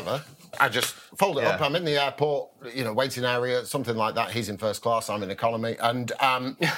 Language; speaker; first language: English; native; English